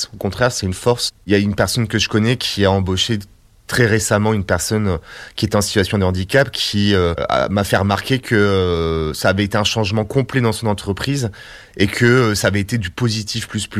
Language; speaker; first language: French; native; French